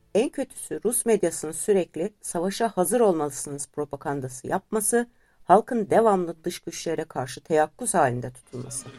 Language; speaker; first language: Turkish; native; Turkish